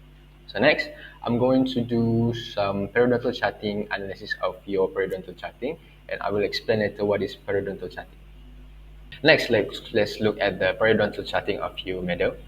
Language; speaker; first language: English; non-native, local second language; Malay